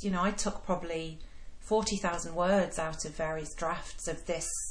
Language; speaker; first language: English; native; English